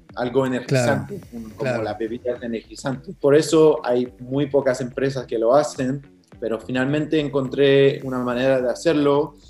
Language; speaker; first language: Spanish; non-native, fluent; English